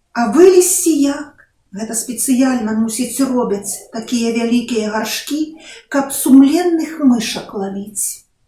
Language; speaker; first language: Belarusian; non-native, local second language; Russian